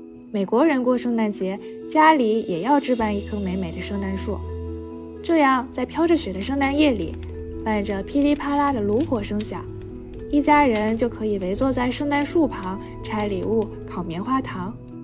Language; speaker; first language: Chinese; native; Chinese